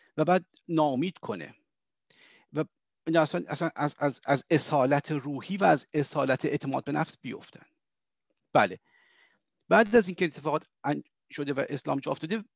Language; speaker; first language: Persian; native; Persian